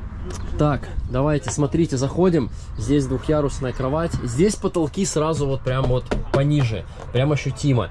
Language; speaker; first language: Russian; native; Russian